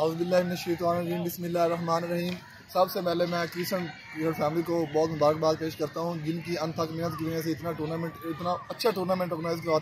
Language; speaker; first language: Hindi; non-native, local second language; Punjabi